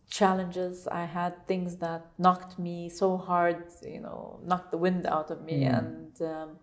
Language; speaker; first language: English; non-native, fluent; Arabic